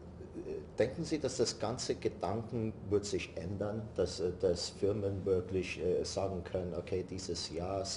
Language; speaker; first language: German; non-native, learner; English